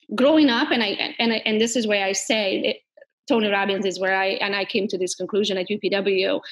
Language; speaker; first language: English; non-native, fluent; Hungarian